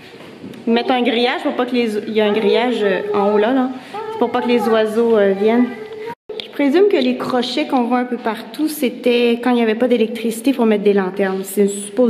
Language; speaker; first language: French; native; French